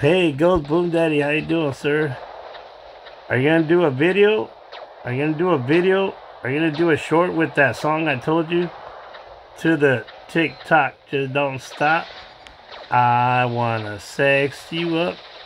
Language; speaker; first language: English; early bilingual, other home language; Spanish